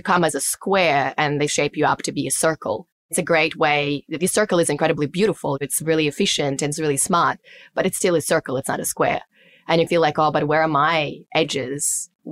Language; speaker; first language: English; non-native, fluent; Russian